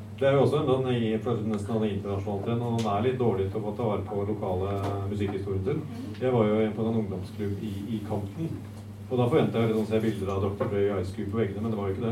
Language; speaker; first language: Norwegian; native; Norwegian